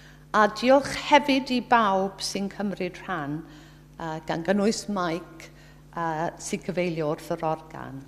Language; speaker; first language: Welsh; native; Welsh